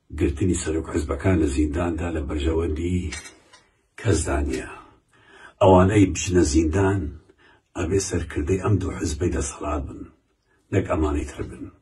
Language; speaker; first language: Central Kurdish; non-native, local second language; Kurdish